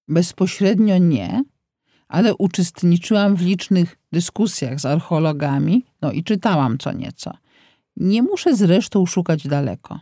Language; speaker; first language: Polish; native; Polish